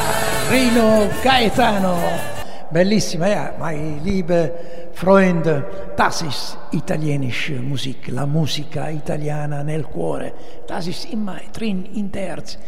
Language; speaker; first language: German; non-native, learner; Italian